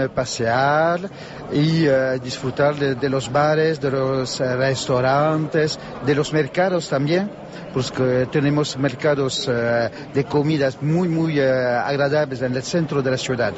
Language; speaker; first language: Spanish; non-native, learner; French